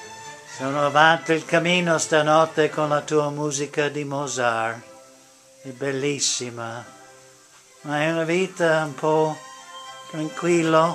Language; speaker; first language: Italian; non-native, learner; English